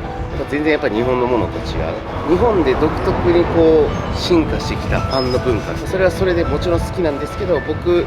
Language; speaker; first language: Japanese; native; Japanese